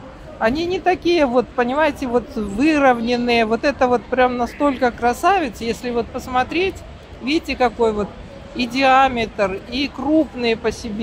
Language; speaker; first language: Russian; native; Russian